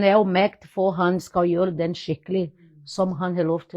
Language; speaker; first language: Norwegian; non-native, fluent; Portuguese